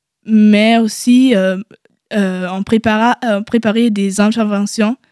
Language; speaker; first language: French; non-native, learner; German